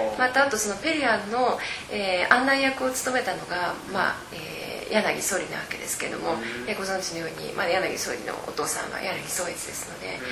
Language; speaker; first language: Japanese; native; Japanese